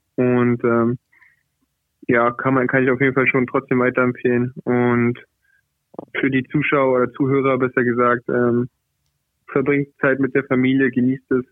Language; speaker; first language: German; early bilingual, other home language; Portuguese